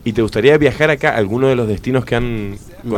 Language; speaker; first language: Spanish; native; Spanish